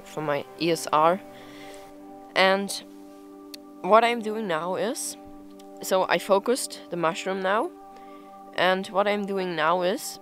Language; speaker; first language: English; non-native, fluent; German